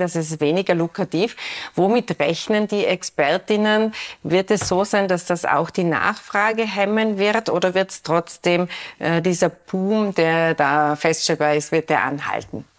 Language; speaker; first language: German; native; German